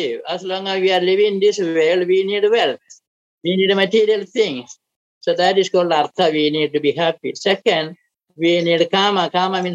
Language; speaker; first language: English; non-native, local second language; Malayalam